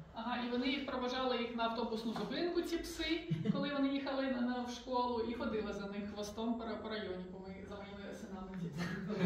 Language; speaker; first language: Ukrainian; native; Ukrainian